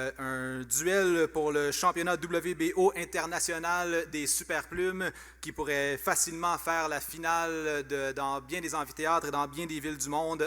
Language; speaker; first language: French; native; French